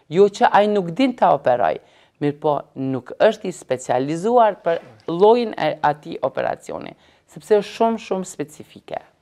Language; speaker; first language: Albanian; native; Albanian